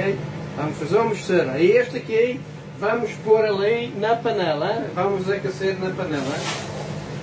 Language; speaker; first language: Portuguese; non-native, fluent; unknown